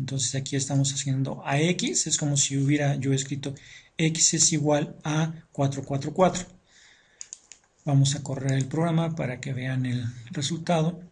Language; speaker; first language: Spanish; native; Spanish